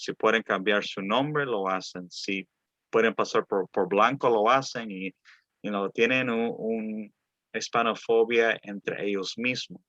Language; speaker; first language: Spanish; early bilingual, other home language; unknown